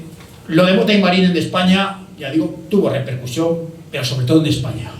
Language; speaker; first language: Spanish; native; Spanish